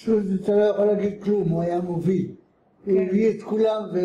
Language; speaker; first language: Hebrew; non-native, fluent; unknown